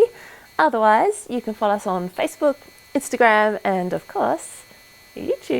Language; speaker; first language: English; native; English